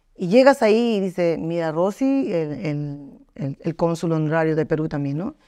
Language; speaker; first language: Spanish; native; Spanish